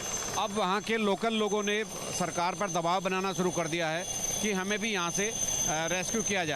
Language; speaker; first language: Hindi; native; Hindi